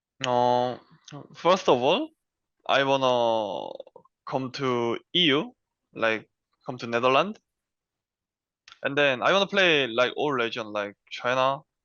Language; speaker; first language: English; non-native, learner; Korean